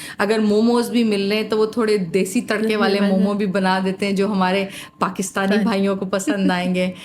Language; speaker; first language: Urdu; native; Urdu